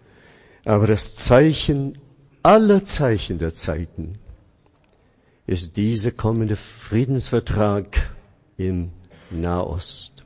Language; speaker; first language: German; non-native, fluent; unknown